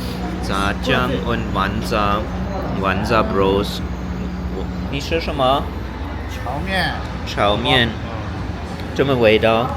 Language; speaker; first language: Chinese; non-native, learner; German